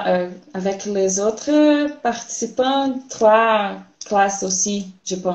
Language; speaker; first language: French; non-native, learner; Portuguese